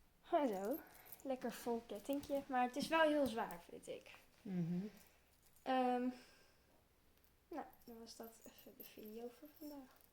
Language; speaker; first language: Dutch; early bilingual, heritage; Turkish